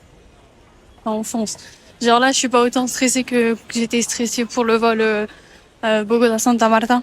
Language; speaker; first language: French; native; French